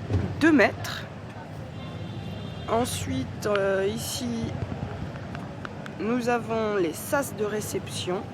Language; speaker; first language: French; native; French